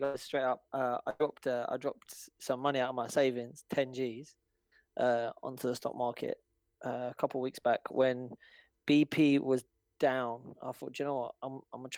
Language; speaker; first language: English; native; English